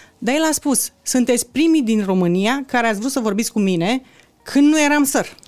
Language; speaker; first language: Romanian; native; Romanian